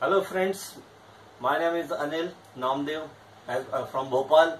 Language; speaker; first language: English; non-native, learner; Hindi